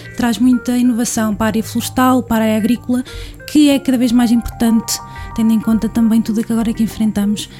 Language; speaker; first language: Portuguese; native; Portuguese